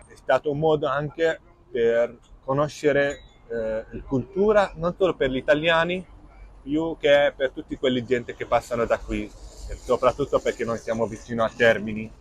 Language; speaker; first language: Italian; non-native, fluent; Arabic